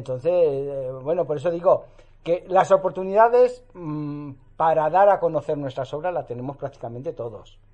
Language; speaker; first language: Spanish; native; Spanish